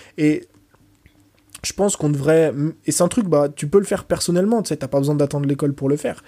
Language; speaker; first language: French; early bilingual, other home language; Portuguese